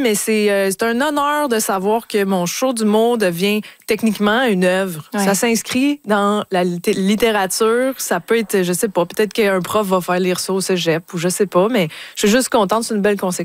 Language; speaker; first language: French; native; French